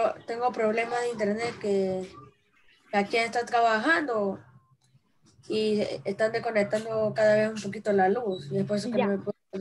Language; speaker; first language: Spanish; native; Spanish